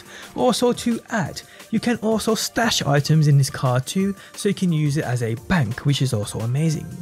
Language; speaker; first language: English; native; English